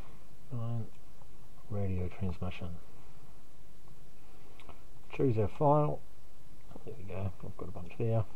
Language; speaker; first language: English; native; English